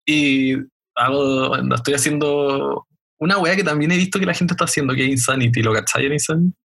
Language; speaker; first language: Spanish; native; Spanish